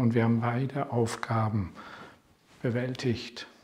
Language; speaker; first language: German; non-native, fluent; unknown